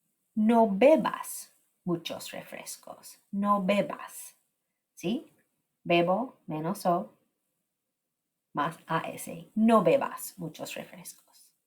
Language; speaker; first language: Spanish; non-native, fluent; English